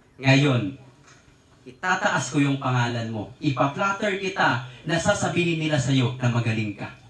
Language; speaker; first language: Filipino; native; Filipino